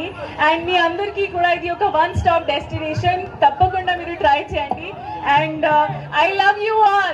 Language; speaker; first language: Telugu; non-native, fluent; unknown